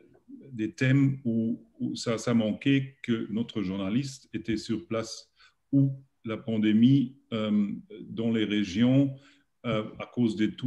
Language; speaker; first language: French; non-native, learner; German